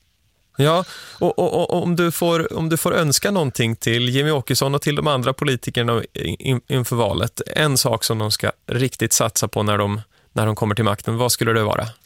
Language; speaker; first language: Swedish; native; Swedish